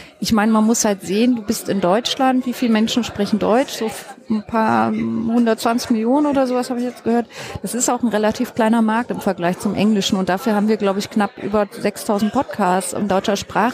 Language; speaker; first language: German; native; German